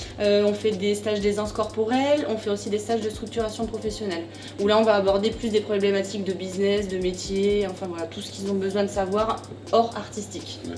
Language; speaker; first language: French; native; French